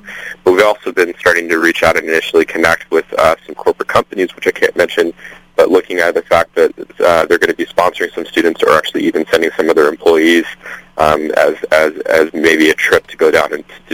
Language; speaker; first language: English; native; English